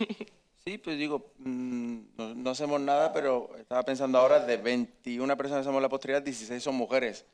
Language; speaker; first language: Spanish; native; Spanish